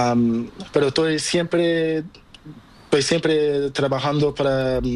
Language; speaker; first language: Spanish; non-native, learner; Portuguese